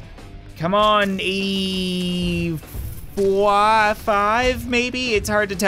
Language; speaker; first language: English; native; English